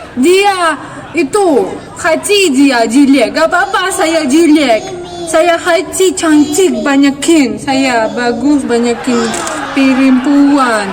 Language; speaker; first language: Indonesian; non-native, learner; Russian